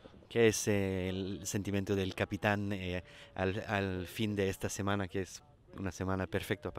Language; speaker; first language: Spanish; non-native, learner; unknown